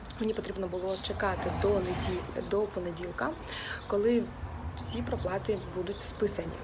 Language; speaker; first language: Ukrainian; native; Ukrainian